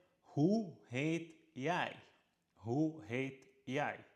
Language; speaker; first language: Dutch; non-native, fluent; Arabic